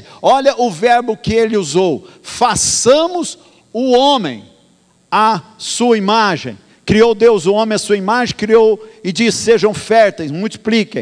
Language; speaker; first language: Portuguese; native; Portuguese